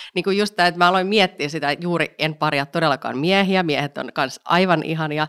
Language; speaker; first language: Finnish; native; Finnish